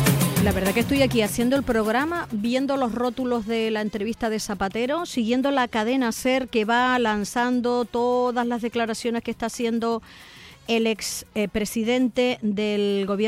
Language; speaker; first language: Spanish; native; Spanish